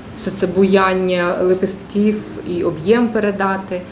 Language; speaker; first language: Ukrainian; non-native, fluent; Tajik